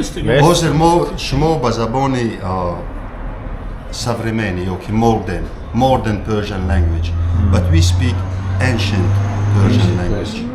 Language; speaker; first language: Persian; non-native, local second language; Shughni